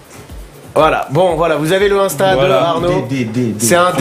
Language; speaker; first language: French; native; French